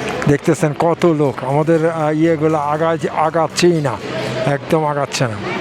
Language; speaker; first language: Bangla; native; Bangla